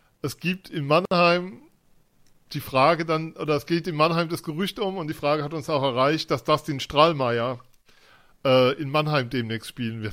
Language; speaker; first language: German; native; German